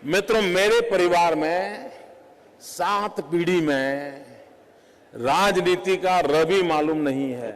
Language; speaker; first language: Hindi; non-native, local second language; Gujarati